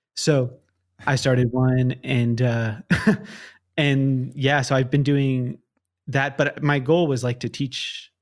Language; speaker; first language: English; native; English